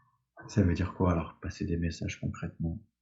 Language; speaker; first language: French; native; French